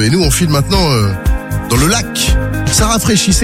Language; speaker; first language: French; native; French